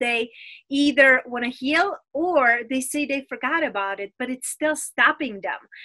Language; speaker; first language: English; non-native, fluent; Czech